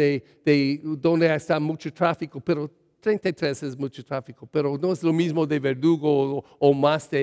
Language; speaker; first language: Spanish; early bilingual, heritage; English